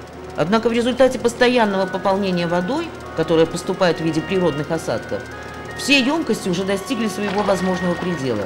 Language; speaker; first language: Russian; native; Russian